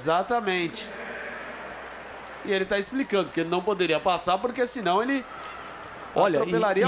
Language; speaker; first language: Portuguese; native; Portuguese